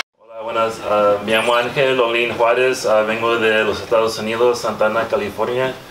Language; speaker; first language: Spanish; early bilingual, heritage; Spanish